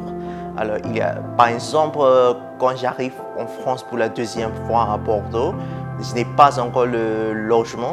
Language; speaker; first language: French; non-native, fluent; Burmese